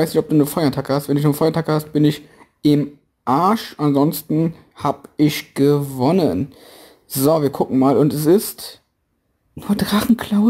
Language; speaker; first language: German; native; German